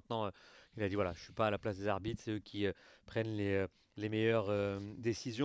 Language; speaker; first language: French; native; French